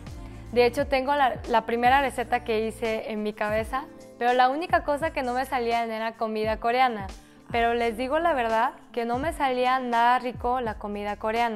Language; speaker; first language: Spanish; early bilingual, other home language; Korean